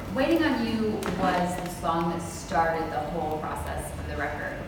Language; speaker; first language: English; native; English